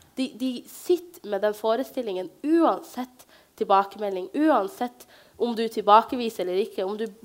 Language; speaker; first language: Norwegian; early bilingual, other home language; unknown